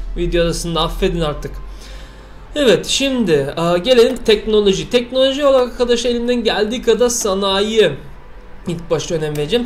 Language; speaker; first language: Turkish; early bilingual, heritage; Turkish